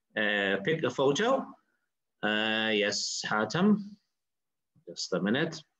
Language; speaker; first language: English; non-native, fluent; Arabic